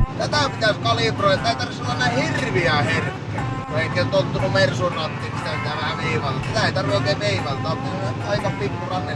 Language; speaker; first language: Finnish; native; Finnish